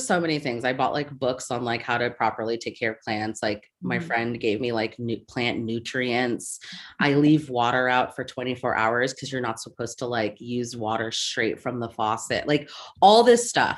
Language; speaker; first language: English; native; English